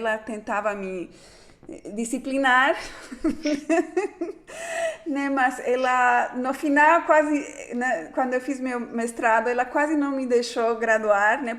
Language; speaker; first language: Portuguese; non-native, fluent; Spanish